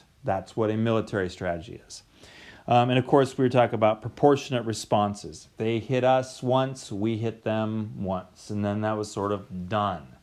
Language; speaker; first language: English; native; English